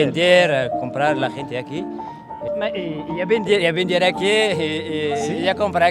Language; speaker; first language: Spanish; non-native, learner; Arabic